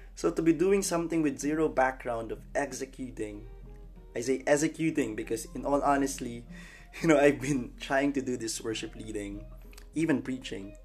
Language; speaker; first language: English; non-native, local second language; Filipino